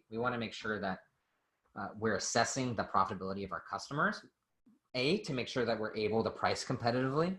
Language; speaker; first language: English; native; English